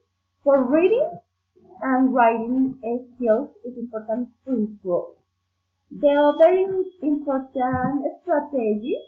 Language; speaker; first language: English; non-native, learner; Spanish